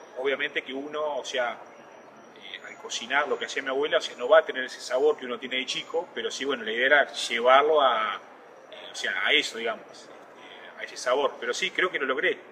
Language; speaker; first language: Spanish; native; Spanish